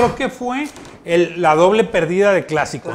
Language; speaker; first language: Spanish; native; Spanish